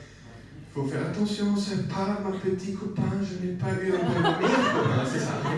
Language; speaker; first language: French; non-native, learner; English